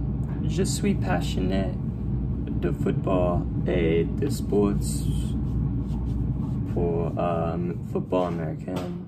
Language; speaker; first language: French; non-native, learner; English